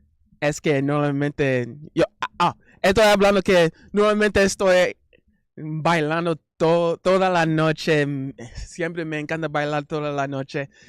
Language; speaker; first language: Spanish; non-native, learner; English